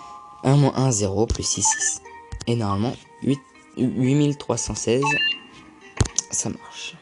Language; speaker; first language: French; native; French